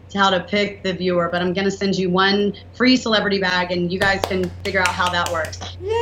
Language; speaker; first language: English; native; English